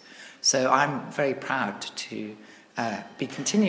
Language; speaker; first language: English; native; English